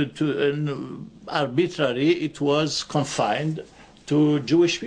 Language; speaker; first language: English; non-native, fluent; Arabic